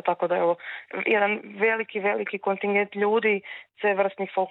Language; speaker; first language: Serbian; native; Serbian